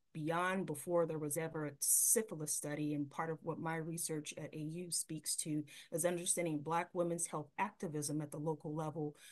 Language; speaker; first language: English; native; English